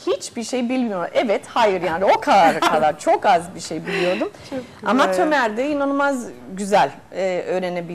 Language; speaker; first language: Turkish; non-native, fluent; Spanish